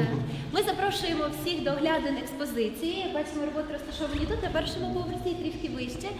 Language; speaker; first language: Ukrainian; native; Ukrainian